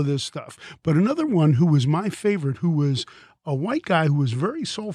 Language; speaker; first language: English; native; English